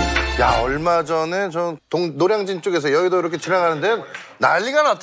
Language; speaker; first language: Korean; native; Korean